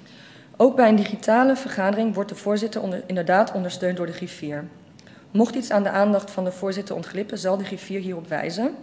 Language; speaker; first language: Dutch; native; Dutch